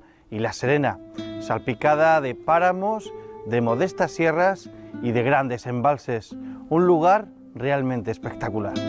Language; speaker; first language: Spanish; native; Spanish